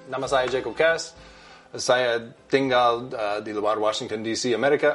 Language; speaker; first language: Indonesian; non-native, learner; English